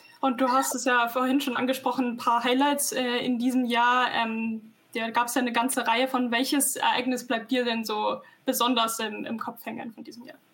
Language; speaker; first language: German; native; German